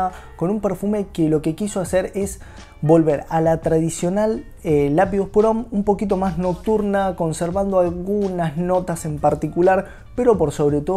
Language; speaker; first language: Spanish; native; Spanish